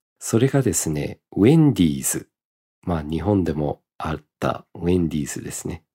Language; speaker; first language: Japanese; early bilingual, heritage; Japanese